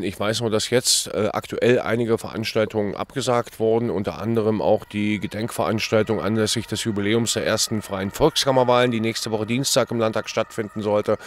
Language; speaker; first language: German; native; German